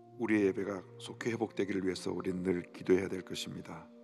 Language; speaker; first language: Korean; native; Korean